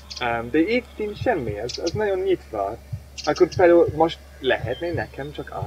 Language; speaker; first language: Hungarian; non-native, learner; English